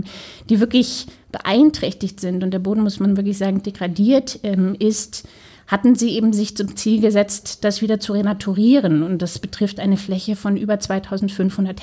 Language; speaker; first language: German; native; German